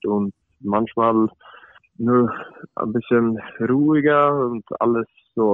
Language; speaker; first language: German; non-native, fluent; Swedish